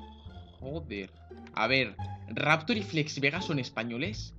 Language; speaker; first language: Spanish; native; Spanish